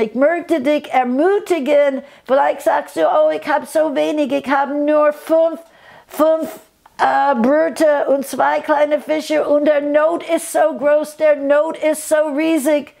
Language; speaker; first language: German; non-native, fluent; English